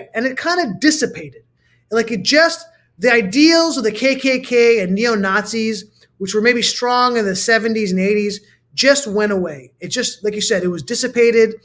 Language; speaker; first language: English; native; English